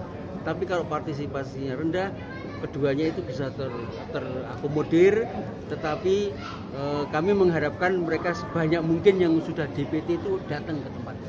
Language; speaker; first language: Indonesian; native; Indonesian